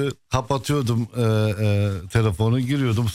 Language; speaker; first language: Turkish; non-native, fluent; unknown